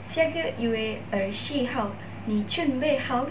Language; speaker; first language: Chinese; non-native, learner; Malay